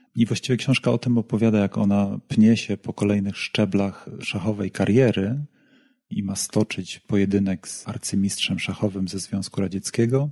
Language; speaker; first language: Polish; native; Polish